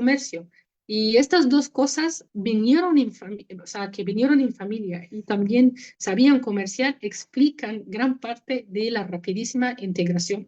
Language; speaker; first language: Spanish; non-native, fluent; Arabic